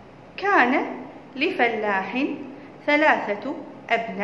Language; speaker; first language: Arabic; native; Arabic